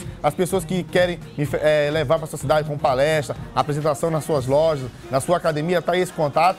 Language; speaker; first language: Portuguese; native; Portuguese